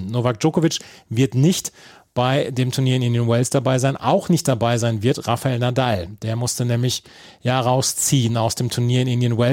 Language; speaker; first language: German; native; German